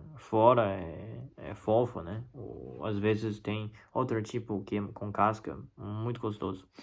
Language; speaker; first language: Portuguese; non-native, fluent; Chinese